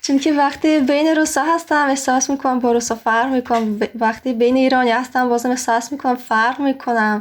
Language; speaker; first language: Persian; non-native, fluent; Russian